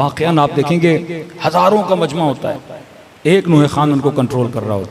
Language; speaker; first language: Urdu; native; Urdu